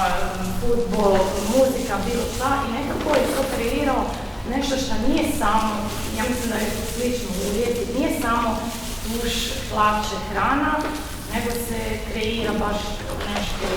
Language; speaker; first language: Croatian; non-native, fluent; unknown